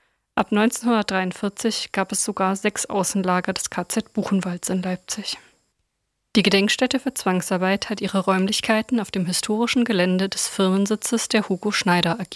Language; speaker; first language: German; native; German